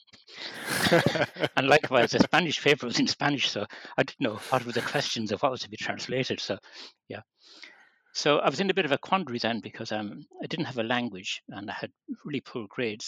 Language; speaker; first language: English; native; English